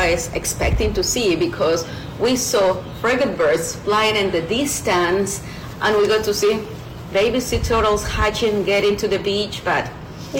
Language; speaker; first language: English; non-native, fluent; Quechua